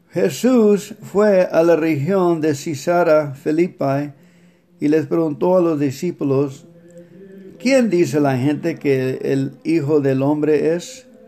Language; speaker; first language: Spanish; early bilingual, heritage; Spanish